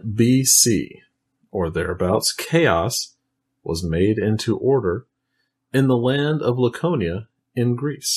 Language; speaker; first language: English; native; English